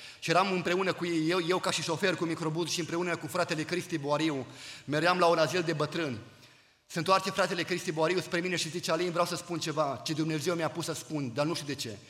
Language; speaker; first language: Romanian; native; Romanian